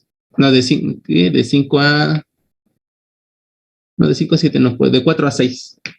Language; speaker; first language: Spanish; native; Spanish